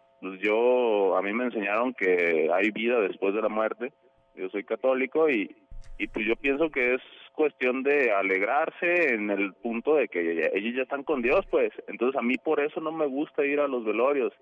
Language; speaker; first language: Spanish; native; Spanish